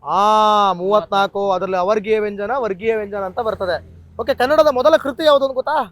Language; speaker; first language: Kannada; native; Kannada